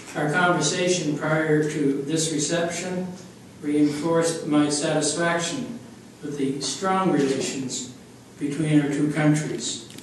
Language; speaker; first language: English; native; English